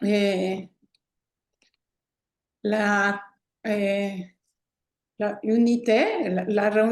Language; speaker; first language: French; non-native, learner; Spanish